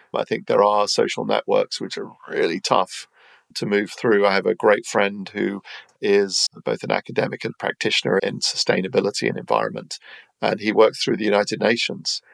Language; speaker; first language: English; native; English